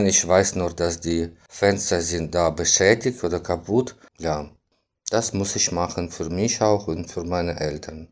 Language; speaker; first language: German; non-native, fluent; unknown